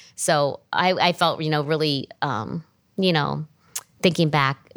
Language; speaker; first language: English; native; English